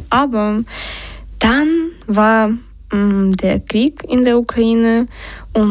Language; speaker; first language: German; non-native, learner; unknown